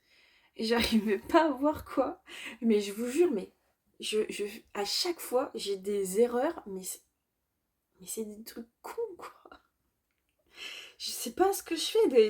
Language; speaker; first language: French; native; French